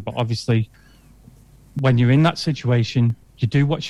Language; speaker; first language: English; native; English